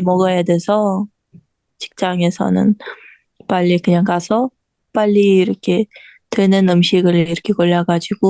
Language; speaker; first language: Korean; non-native, fluent; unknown